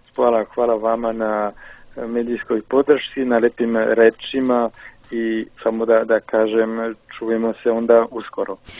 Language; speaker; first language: Serbian; non-native, fluent; French